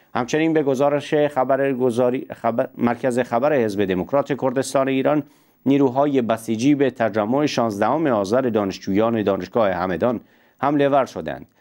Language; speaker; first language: Persian; non-native, local second language; Central Kurdish